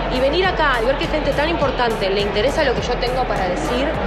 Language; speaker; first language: Spanish; native; Spanish